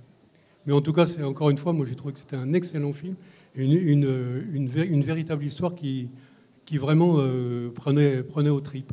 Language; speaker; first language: French; native; French